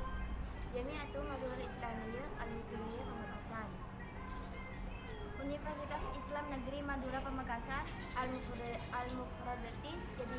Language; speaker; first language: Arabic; non-native, learner; Indonesian